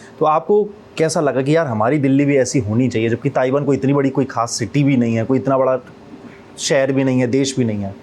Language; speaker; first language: Hindi; native; Hindi